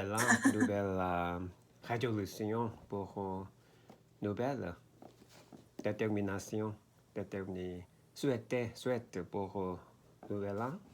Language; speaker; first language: French; non-native, learner; Korean